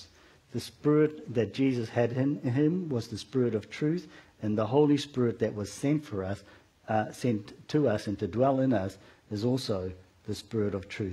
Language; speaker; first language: English; native; English